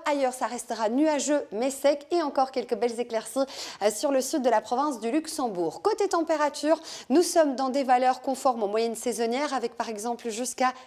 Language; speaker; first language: French; native; French